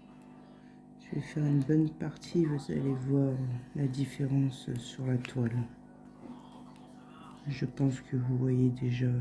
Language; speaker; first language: French; native; French